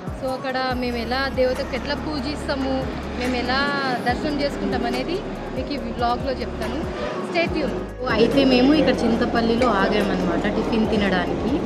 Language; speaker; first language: Telugu; non-native, local second language; Lambadi